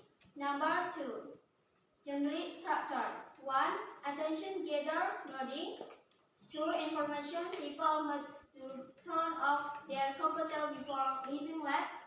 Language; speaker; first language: English; non-native, learner; Indonesian